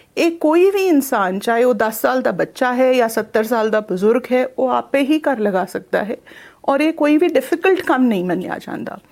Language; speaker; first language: Punjabi; non-native, local second language; Hindi